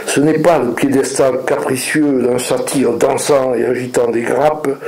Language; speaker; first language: French; native; French